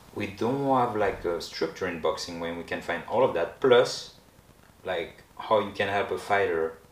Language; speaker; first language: English; non-native, fluent; French